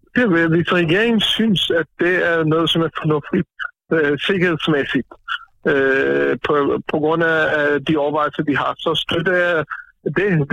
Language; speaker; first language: Danish; non-native, fluent; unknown